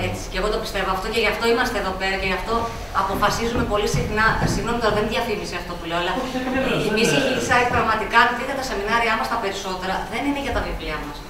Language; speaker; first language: Greek; native; Greek